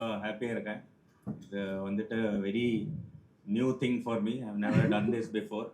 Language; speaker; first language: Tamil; non-native, local second language; Malayalam